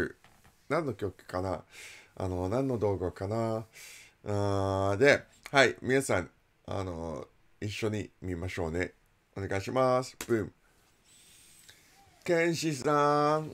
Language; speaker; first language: Japanese; non-native, learner; English